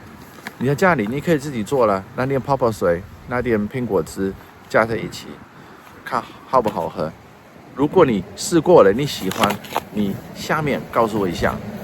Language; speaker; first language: Chinese; non-native, fluent; Dutch